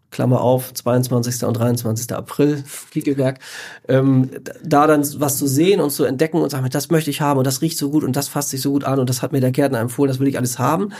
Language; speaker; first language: German; native; German